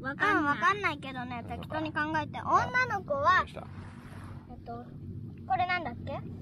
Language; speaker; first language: Japanese; native; Japanese